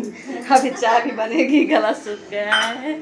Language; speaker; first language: Hindi; native; Hindi